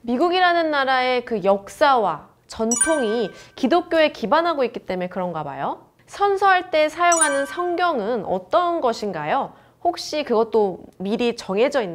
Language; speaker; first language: Korean; native; Korean